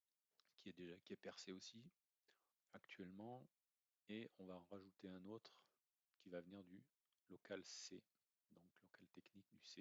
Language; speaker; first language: French; native; French